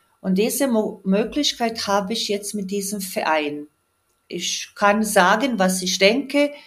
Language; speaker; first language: German; non-native, fluent; Croatian